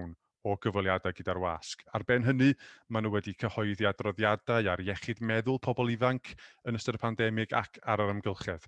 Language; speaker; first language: Welsh; native; Welsh